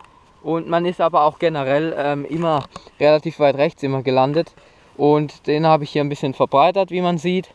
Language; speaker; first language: German; native; German